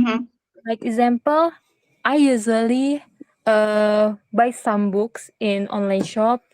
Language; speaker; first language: English; non-native, learner; Indonesian